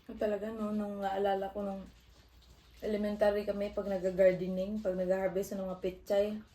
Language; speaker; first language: Filipino; non-native, local second language; Cebuano